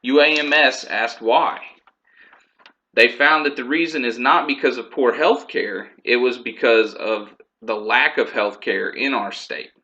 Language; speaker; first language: English; native; English